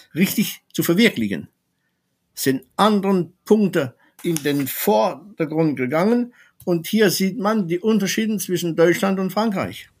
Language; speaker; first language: German; non-native, fluent; French